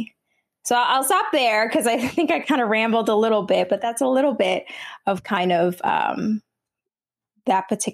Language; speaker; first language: English; early bilingual, other home language; Vietnamese